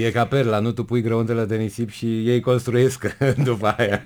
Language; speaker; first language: Romanian; native; Romanian